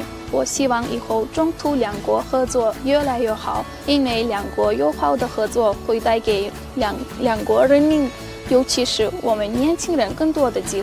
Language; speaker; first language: Chinese; non-native, fluent; Turkmen